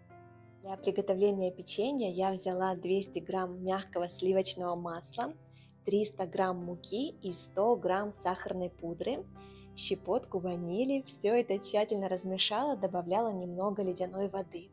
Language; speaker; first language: Russian; native; Russian